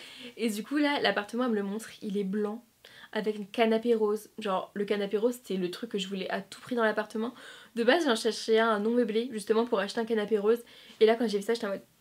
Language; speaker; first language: French; native; French